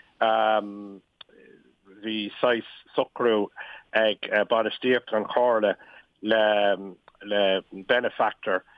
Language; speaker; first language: Irish; non-native, local second language; English